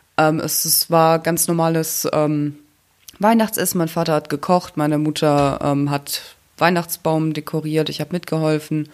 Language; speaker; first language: German; early bilingual, other home language; Russian